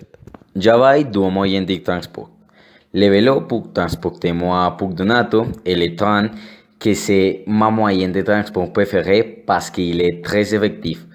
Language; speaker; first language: French; non-native, learner; Spanish